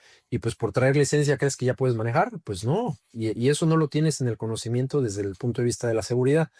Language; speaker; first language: Spanish; native; Spanish